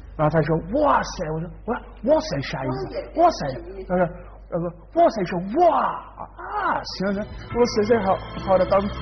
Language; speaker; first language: Chinese; non-native, learner; English